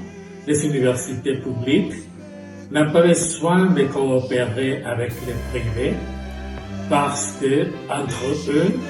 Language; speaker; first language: French; non-native, fluent; Spanish